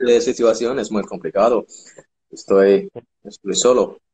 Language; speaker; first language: Spanish; non-native, learner; English